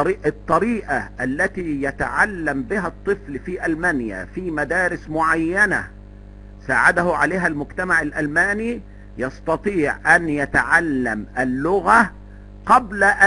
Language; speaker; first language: Arabic; native; Arabic